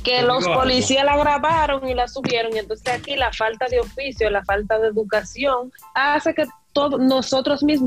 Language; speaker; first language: Spanish; native; Spanish